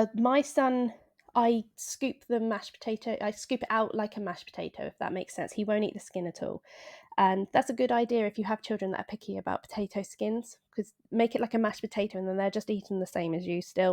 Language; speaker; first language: English; native; English